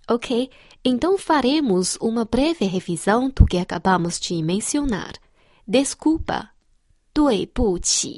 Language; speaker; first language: Portuguese; non-native, fluent; Chinese